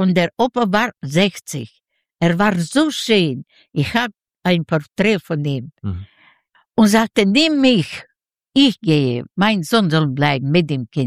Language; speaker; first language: German; non-native, learner; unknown